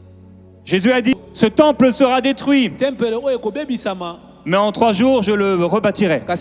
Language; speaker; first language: French; native; French